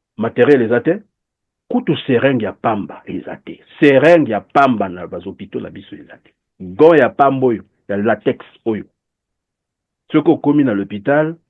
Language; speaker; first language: Lingala; native; Lingala